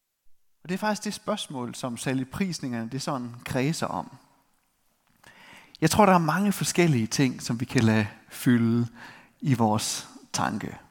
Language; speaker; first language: Danish; native; Danish